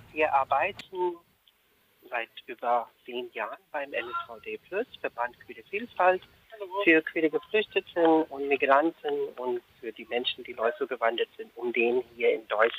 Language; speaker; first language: German; non-native, fluent; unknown